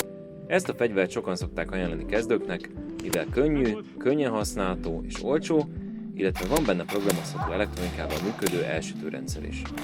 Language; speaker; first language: Hungarian; native; Hungarian